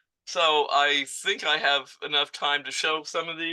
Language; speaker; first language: English; native; English